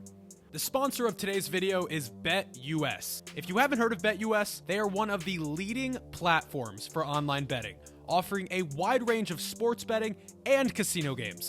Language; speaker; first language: English; native; English